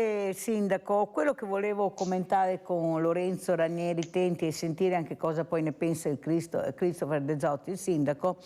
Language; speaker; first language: Italian; native; Italian